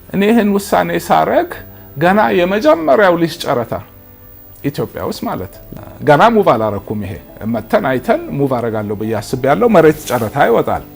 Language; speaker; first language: Amharic; native; Amharic